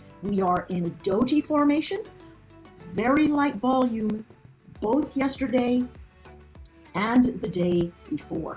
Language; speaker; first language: English; native; English